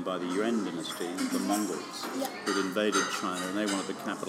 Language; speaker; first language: English; native; English